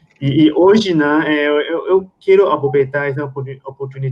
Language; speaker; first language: Portuguese; non-native, fluent; Spanish